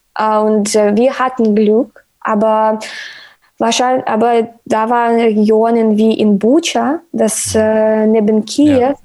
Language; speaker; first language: German; non-native, learner; Ukrainian